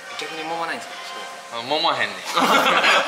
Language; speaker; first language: Japanese; native; Japanese